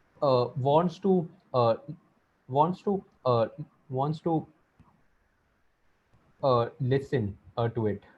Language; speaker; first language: English; non-native, local second language; Hindi